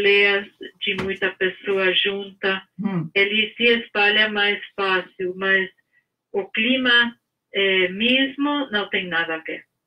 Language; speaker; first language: Portuguese; non-native, fluent; English